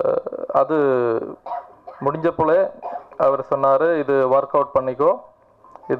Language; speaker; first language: Tamil; non-native, learner; Malayalam